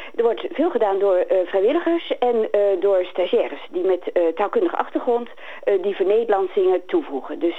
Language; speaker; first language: Dutch; native; Dutch